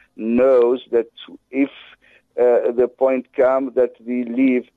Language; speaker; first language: English; non-native, fluent; Arabic